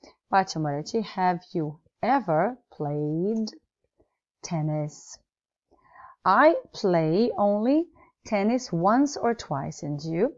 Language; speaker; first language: English; non-native, fluent; Serbian